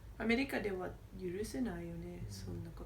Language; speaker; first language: Japanese; non-native, learner; English